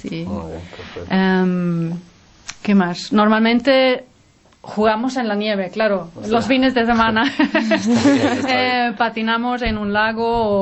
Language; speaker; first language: Spanish; non-native, fluent; Swedish